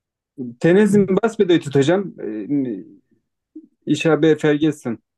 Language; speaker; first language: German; non-native, learner; Turkish